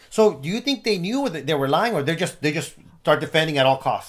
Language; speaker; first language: English; early bilingual, other home language; Spanish